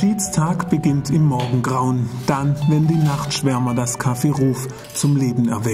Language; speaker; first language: German; native; German